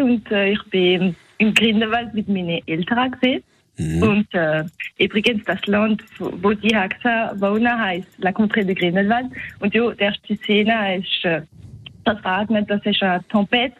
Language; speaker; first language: German; non-native, local second language; French